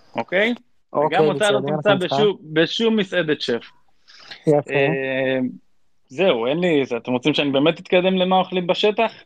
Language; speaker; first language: Hebrew; native; Hebrew